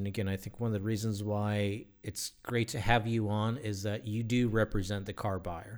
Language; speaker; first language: English; native; English